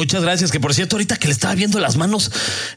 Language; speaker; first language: Spanish; native; Spanish